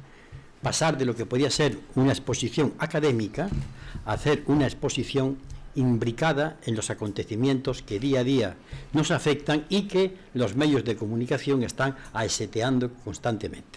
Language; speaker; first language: Spanish; native; Spanish